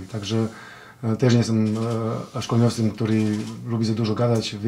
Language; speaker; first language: Polish; non-native, fluent; Serbian